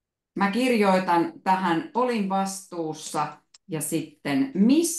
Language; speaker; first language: Finnish; native; Finnish